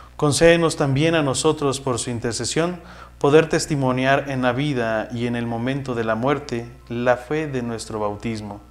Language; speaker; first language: Spanish; native; Spanish